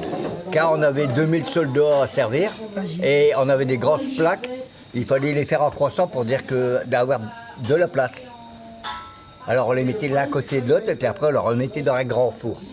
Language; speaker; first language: French; native; French